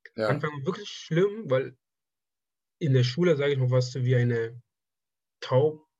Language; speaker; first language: German; non-native, fluent; Persian